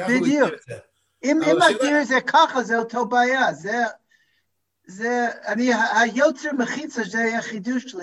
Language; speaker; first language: Hebrew; non-native, fluent; English